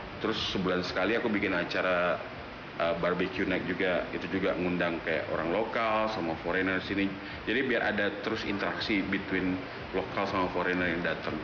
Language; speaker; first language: Indonesian; native; Indonesian